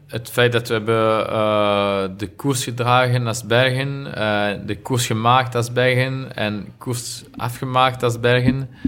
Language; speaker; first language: Dutch; non-native, local second language; French